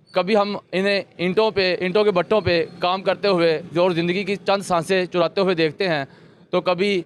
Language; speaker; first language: Urdu; non-native, local second language; Punjabi